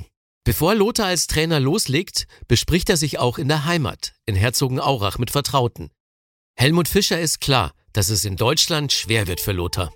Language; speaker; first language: German; native; German